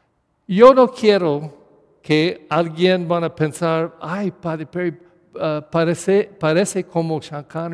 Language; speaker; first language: Spanish; non-native, fluent; English